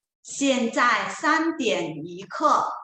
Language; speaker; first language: Chinese; non-native, fluent; Thai